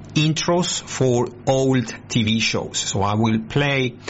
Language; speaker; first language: English; non-native, fluent; Spanish